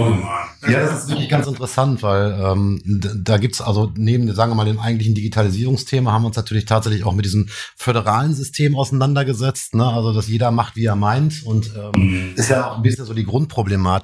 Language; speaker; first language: German; native; German